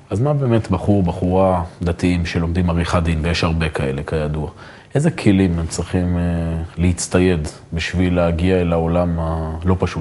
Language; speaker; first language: Hebrew; native; Hebrew